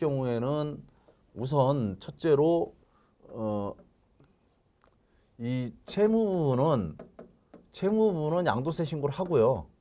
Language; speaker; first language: Korean; native; Korean